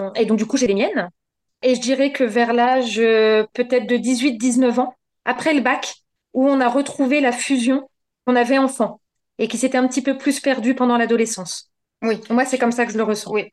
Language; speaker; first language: French; native; French